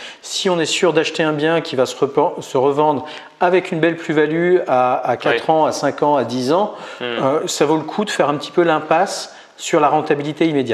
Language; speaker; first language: French; native; French